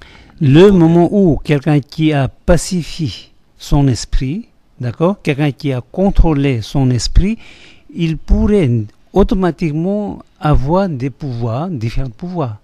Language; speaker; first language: French; non-native, fluent; Tibetan